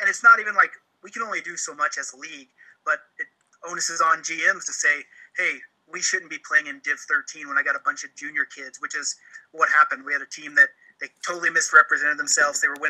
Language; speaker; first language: English; native; English